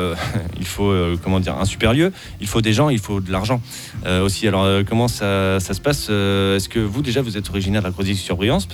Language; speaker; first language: French; native; French